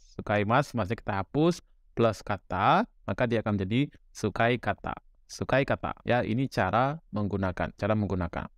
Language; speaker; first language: Indonesian; native; Indonesian